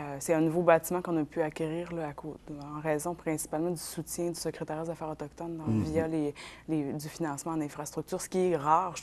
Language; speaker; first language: French; non-native, local second language; Innu-aimun